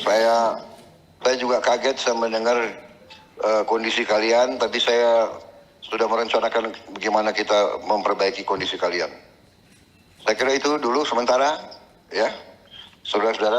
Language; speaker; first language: Indonesian; native; Indonesian